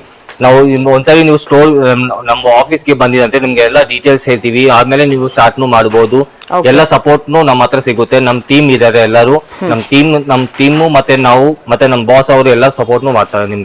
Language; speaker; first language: Kannada; non-native, local second language; Telugu